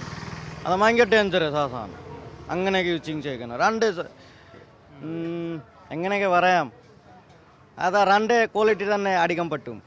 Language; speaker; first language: Malayalam; non-native, local second language; Assamese